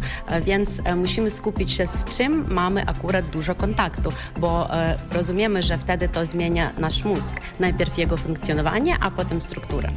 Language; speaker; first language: Polish; non-native, fluent; Ukrainian